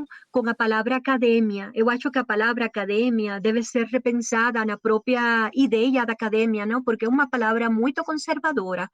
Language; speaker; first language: Portuguese; non-native, learner; Spanish